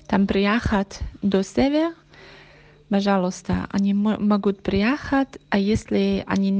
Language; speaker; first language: Russian; non-native, learner; Hebrew